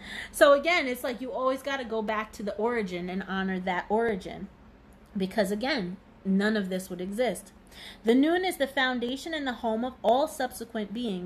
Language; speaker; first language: English; native; English